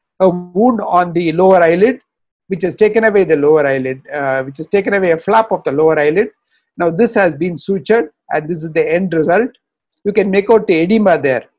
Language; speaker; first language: English; non-native, local second language; Tamil